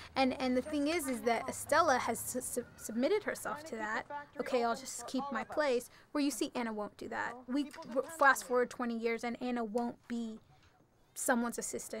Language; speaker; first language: English; early bilingual, other home language; Spanish